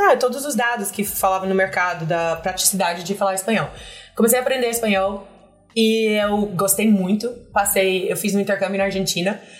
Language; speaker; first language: Portuguese; non-native, fluent; English